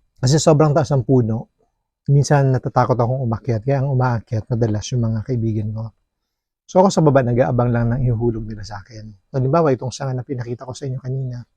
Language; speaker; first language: Filipino; non-native, local second language; Bikol